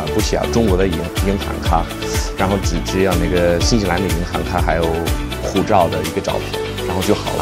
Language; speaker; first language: Chinese; non-native, learner; English